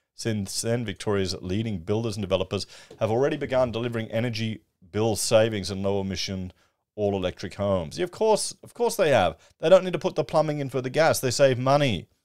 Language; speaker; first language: English; native; English